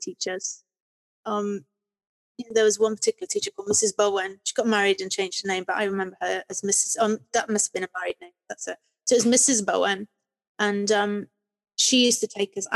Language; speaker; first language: English; native; English